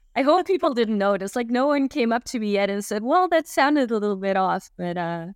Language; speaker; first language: English; non-native, fluent; Dutch